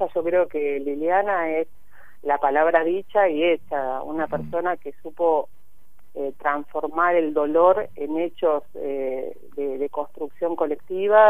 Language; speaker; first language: Spanish; native; Spanish